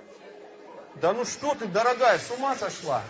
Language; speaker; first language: Russian; native; Russian